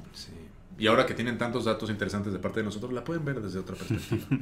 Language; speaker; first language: Spanish; native; Spanish